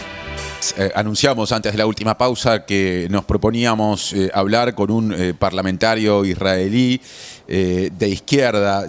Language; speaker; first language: Spanish; native; Spanish